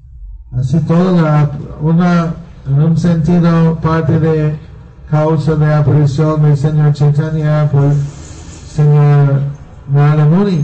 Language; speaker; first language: Spanish; non-native, learner; Bangla